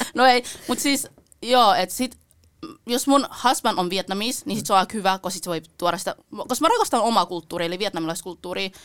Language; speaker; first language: Finnish; early bilingual, other home language; Vietnamese